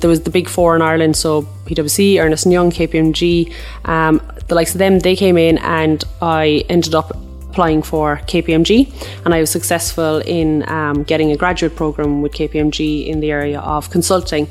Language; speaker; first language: English; native; English